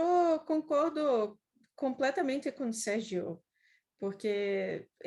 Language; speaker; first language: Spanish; non-native, fluent; Portuguese